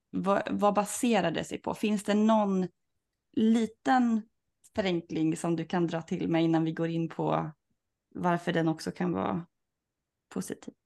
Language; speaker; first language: Swedish; native; Swedish